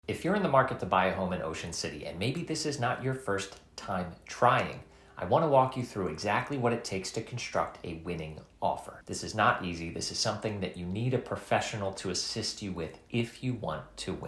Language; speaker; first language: English; native; English